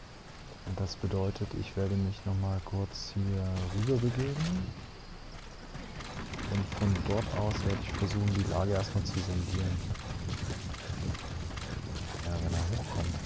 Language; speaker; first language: German; native; German